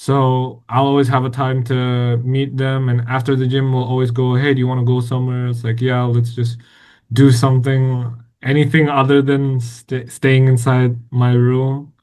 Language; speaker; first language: English; non-native, fluent; Indonesian